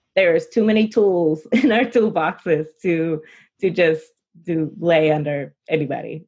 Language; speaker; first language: English; native; English